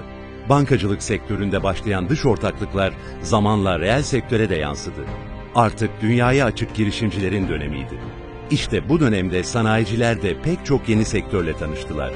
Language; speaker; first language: Turkish; native; Turkish